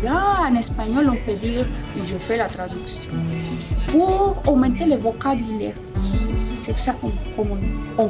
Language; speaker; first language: French; non-native, learner; Spanish